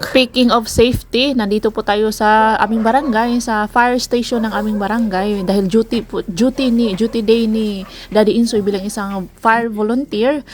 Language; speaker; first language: Filipino; non-native, local second language; Cebuano